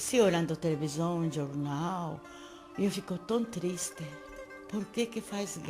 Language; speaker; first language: Portuguese; non-native, learner; Japanese